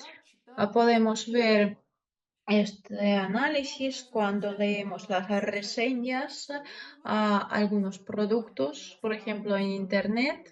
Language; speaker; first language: Spanish; non-native, fluent; Russian